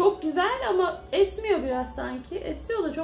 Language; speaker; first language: Turkish; native; Turkish